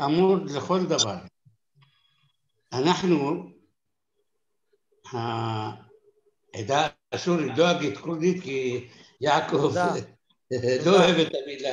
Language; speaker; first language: Hebrew; non-native, fluent; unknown